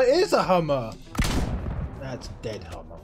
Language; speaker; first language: English; native; English